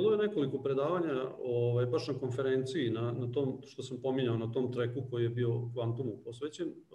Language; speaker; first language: Serbian; native; Serbian